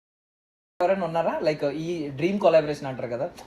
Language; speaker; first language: Telugu; native; Telugu